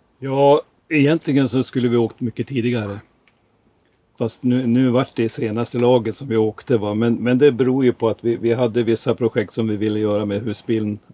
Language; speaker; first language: Swedish; native; Swedish